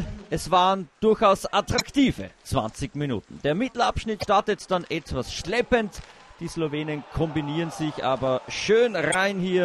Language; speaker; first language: German; native; German